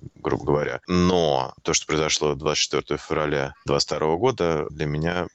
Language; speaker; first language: Russian; native; Russian